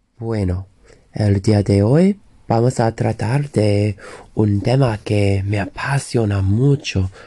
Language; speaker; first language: Spanish; non-native, learner; English